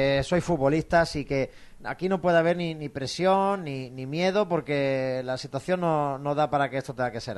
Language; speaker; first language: Spanish; native; Spanish